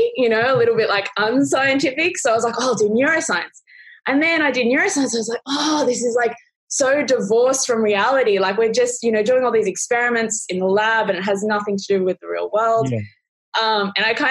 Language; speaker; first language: English; native; English